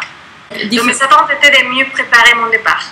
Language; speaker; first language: French; non-native, fluent; Spanish